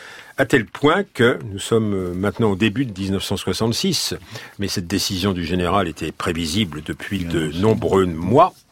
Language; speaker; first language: French; native; French